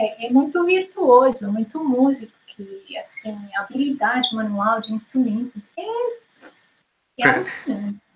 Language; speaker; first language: Portuguese; non-native, fluent; Hungarian